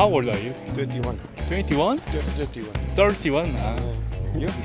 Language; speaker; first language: English; non-native, learner; Korean